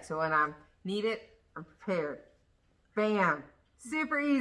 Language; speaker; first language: English; native; English